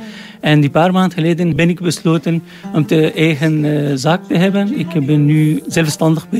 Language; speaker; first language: Dutch; non-native, learner; Arabic